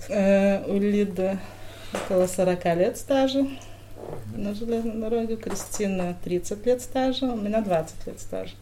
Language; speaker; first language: Russian; native; Russian